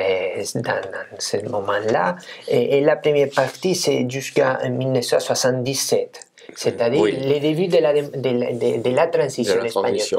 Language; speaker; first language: French; non-native, fluent; Spanish